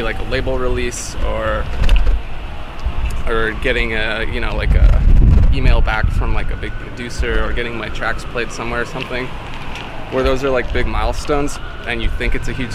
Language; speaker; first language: English; native; English